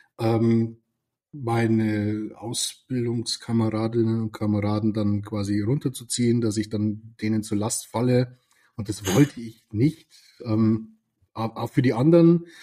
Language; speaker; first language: German; native; German